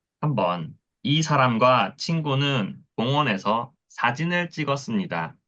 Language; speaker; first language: Korean; non-native, fluent; Thai